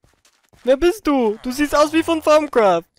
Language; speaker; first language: German; native; German